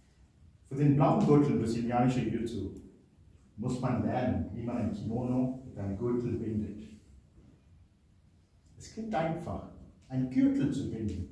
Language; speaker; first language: German; non-native, fluent; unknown